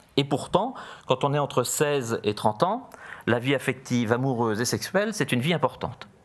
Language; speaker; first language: French; native; French